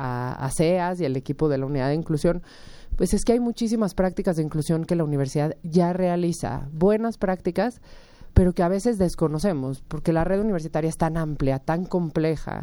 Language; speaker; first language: Spanish; native; Spanish